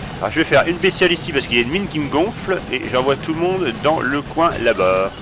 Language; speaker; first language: French; native; French